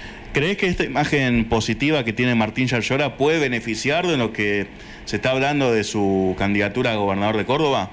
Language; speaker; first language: Spanish; native; Spanish